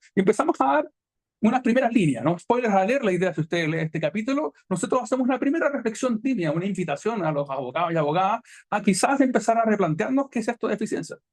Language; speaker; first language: Spanish; native; Spanish